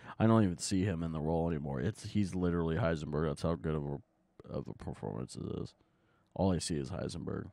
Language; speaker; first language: English; native; English